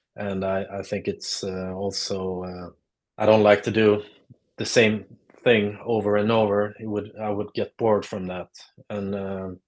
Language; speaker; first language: English; non-native, fluent; Swedish